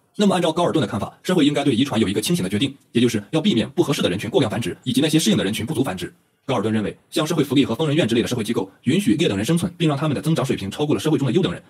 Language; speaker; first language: Chinese; native; Chinese